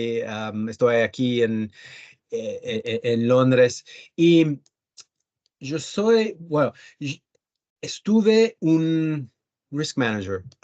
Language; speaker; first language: Spanish; early bilingual, heritage; Spanish